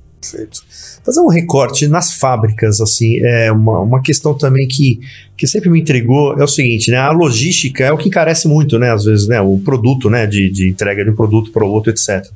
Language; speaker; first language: Portuguese; native; Portuguese